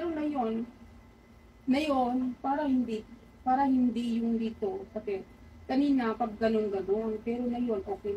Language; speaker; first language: Filipino; non-native, learner; Punjabi